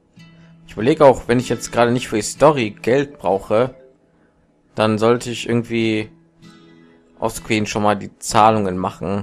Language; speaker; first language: German; native; German